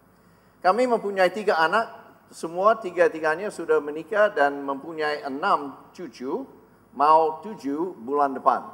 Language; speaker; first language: Indonesian; non-native, fluent; English